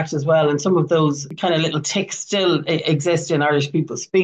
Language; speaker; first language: English; native; English